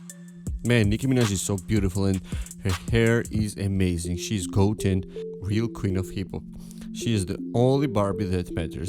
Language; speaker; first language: English; non-native, fluent; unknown